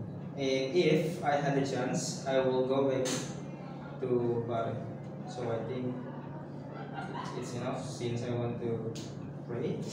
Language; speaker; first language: English; non-native, fluent; Indonesian